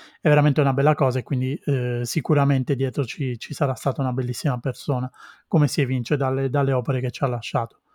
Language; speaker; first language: Italian; native; Italian